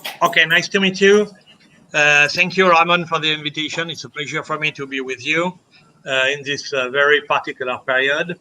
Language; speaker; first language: English; non-native, fluent; French